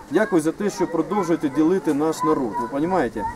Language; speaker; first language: Ukrainian; non-native, local second language; Russian